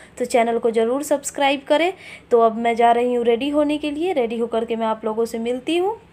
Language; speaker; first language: Hindi; native; Hindi